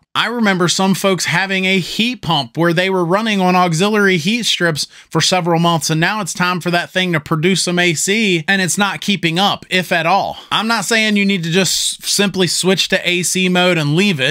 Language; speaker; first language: English; native; English